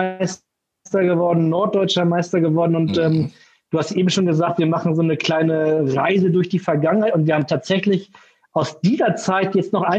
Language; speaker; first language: German; native; German